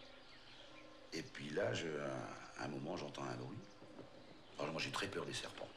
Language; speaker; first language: French; native; French